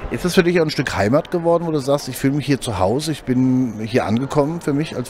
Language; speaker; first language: German; native; German